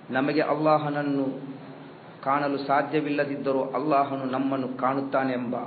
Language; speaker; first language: Kannada; non-native, local second language; Malayalam